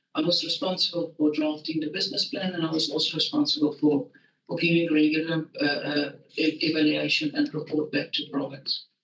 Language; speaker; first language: English; non-native, local second language; Afrikaans